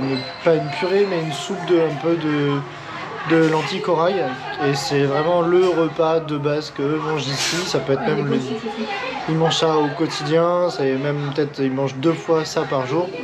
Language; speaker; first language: French; native; French